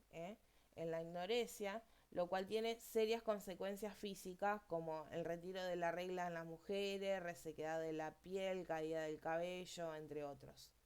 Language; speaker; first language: Spanish; native; Spanish